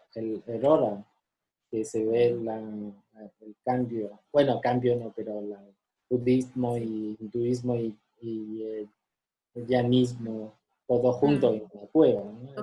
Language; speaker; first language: Spanish; non-native, fluent; Chinese